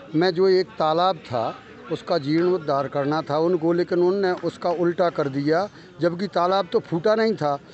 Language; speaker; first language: Hindi; native; Hindi